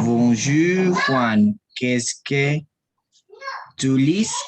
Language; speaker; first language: French; non-native, learner; Spanish